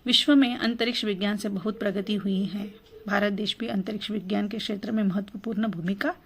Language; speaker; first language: Hindi; non-native, local second language; Telugu